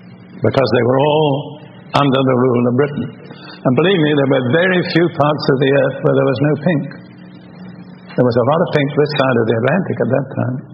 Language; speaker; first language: English; native; English